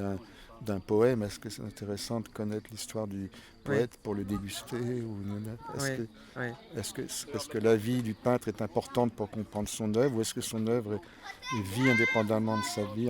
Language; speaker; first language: French; native; French